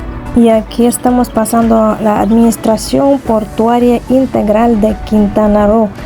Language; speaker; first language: Spanish; non-native, fluent; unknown